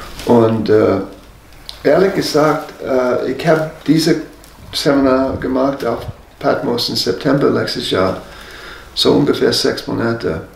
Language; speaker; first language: German; non-native, fluent; English